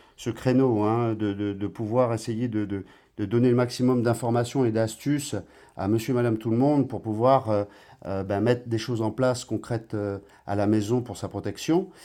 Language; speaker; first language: French; native; French